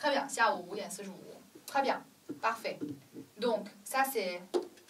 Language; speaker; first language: French; non-native, fluent; Chinese